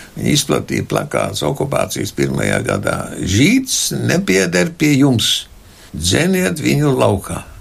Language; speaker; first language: Latvian; non-native, local second language; German